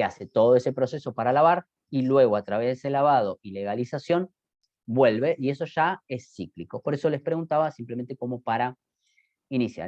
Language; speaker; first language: Spanish; native; Spanish